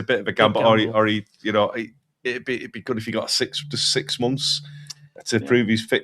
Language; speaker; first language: English; native; English